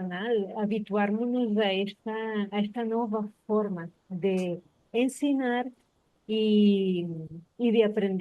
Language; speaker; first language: Portuguese; early bilingual, heritage; Portuguese